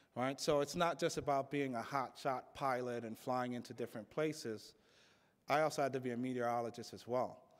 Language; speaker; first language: English; native; English